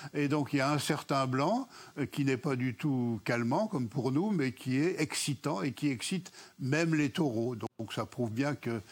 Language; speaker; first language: French; native; French